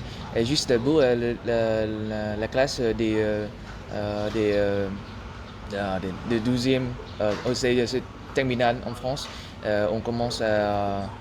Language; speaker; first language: French; non-native, learner; Vietnamese